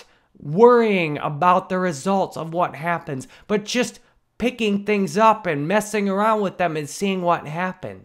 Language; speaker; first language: English; native; English